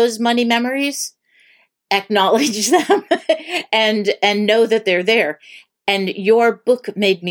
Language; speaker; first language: English; native; English